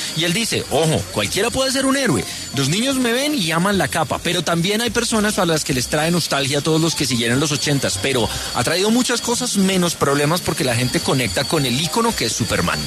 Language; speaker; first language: Spanish; native; Spanish